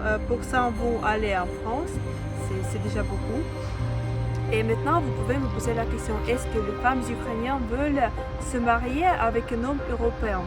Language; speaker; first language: French; non-native, fluent; Russian